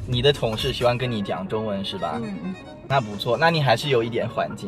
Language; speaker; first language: Chinese; non-native, fluent; English